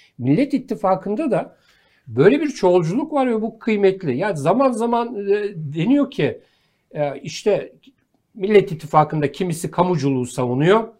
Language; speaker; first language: Turkish; native; Turkish